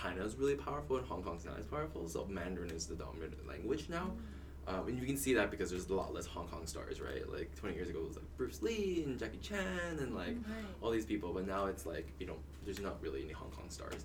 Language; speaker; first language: English; early bilingual, other home language; Cantonese